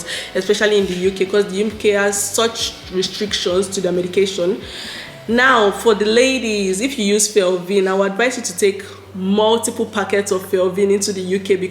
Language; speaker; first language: English; non-native, local second language; Yoruba